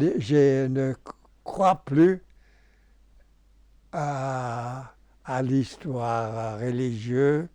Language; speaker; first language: French; non-native, local second language; German